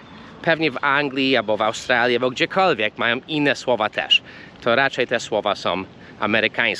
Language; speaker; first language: Polish; non-native, fluent; English